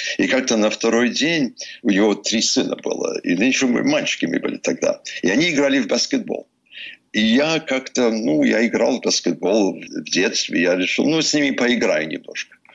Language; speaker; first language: Russian; early bilingual, heritage; Russian